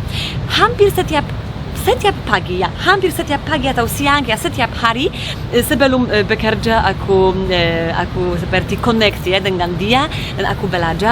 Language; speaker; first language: Indonesian; non-native, fluent; Polish